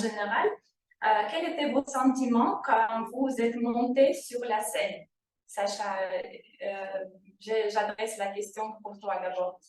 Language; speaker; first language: French; non-native, fluent; Russian